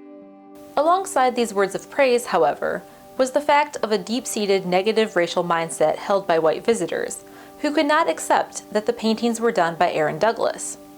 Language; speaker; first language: English; native; English